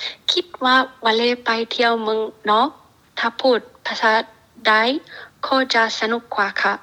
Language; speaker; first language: Thai; non-native, learner; English